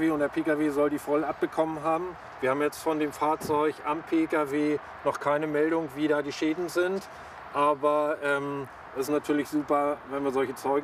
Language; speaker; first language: German; native; German